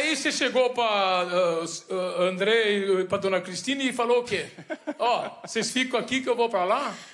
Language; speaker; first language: Portuguese; native; Portuguese